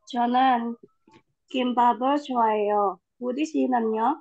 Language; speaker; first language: Korean; non-native, learner; Indonesian